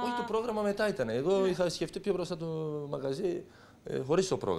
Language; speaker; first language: Greek; non-native, local second language; Turkish